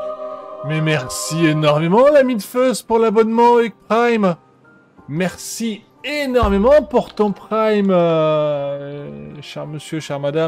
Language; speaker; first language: French; native; French